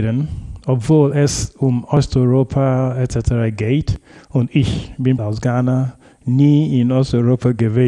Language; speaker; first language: German; non-native, fluent; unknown